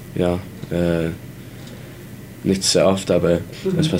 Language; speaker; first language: German; non-native, learner; English